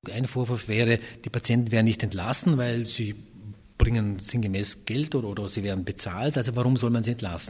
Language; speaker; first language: German; native; German